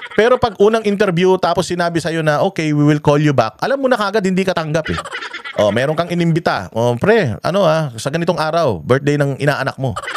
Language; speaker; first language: Filipino; native; Filipino